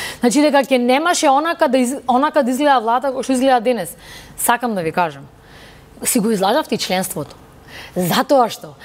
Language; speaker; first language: Macedonian; native; Macedonian